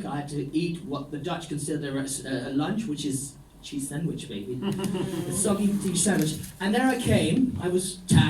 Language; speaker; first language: English; non-native, fluent; Dutch